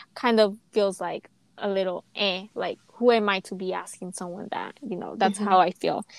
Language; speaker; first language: English; native; English